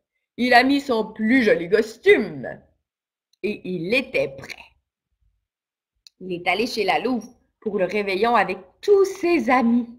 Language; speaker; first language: French; native; French